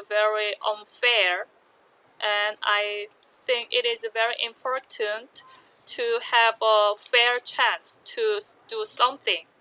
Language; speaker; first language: English; non-native, learner; Korean